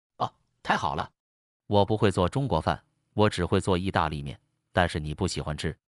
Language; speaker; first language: Chinese; non-native, learner; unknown